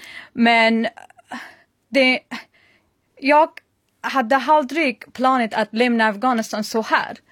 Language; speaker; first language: Swedish; non-native, learner; Persian